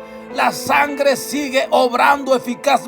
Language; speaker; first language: Spanish; native; Spanish